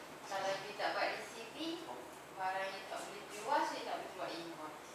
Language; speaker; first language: Malay; native; Malay